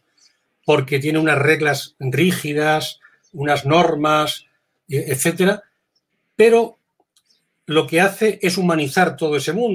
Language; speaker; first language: Spanish; native; Spanish